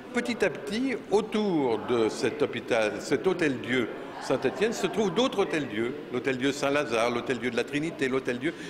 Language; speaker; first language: French; native; French